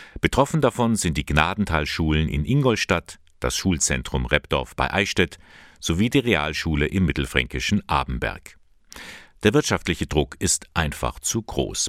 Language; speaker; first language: German; native; German